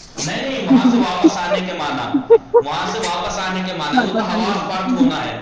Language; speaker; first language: Urdu; native; Urdu